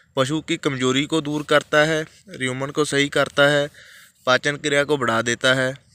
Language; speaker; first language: Hindi; non-native, local second language; Punjabi